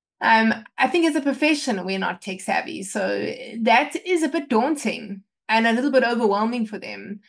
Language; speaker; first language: English; native; English